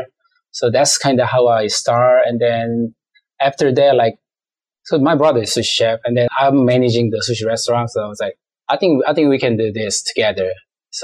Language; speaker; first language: English; non-native, learner; Korean